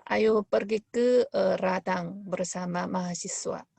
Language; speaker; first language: Indonesian; non-native, fluent; Korean